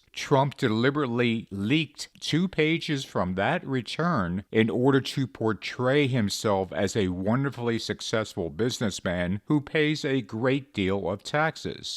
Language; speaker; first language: English; native; English